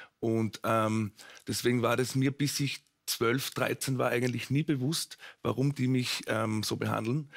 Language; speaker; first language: German; native; German